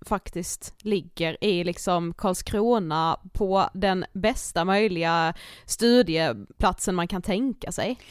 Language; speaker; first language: Swedish; native; Swedish